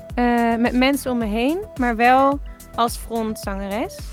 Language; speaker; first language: Dutch; native; Dutch